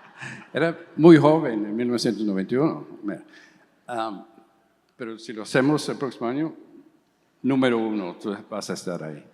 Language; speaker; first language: Spanish; early bilingual, heritage; English